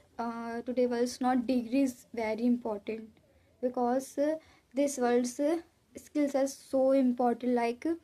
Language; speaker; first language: English; non-native, learner; Hindi